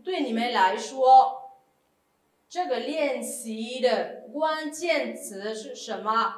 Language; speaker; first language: Chinese; non-native, fluent; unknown